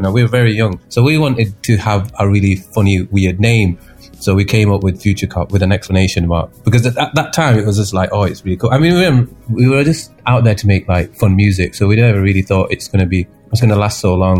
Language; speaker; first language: English; native; English